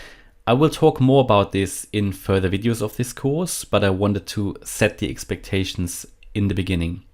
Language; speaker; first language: English; non-native, fluent; German